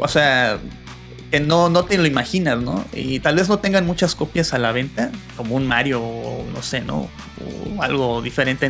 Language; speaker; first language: Spanish; native; Spanish